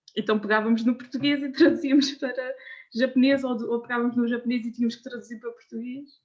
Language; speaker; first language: Portuguese; native; Portuguese